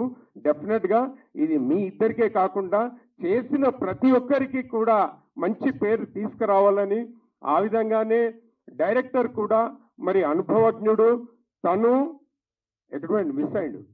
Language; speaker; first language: Telugu; native; Telugu